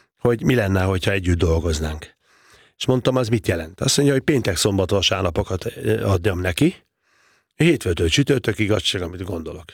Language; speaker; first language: Hungarian; native; Hungarian